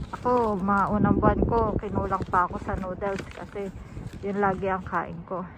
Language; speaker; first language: Filipino; native; Filipino